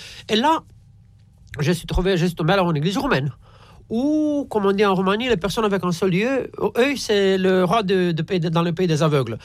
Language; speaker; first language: French; non-native, fluent; Romanian